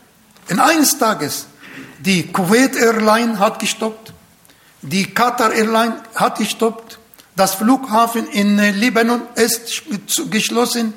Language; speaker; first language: German; non-native, fluent; Arabic